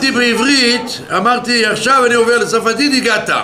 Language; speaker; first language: Hebrew; non-native, fluent; French